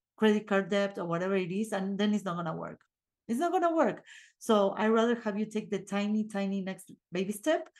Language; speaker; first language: English; non-native, fluent; Spanish